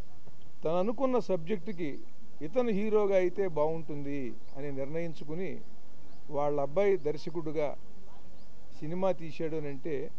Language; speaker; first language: Telugu; native; Telugu